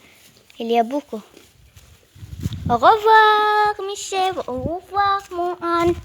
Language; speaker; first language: French; non-native, learner; Arabic